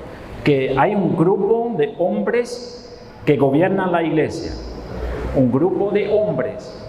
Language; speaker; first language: Spanish; non-native, fluent; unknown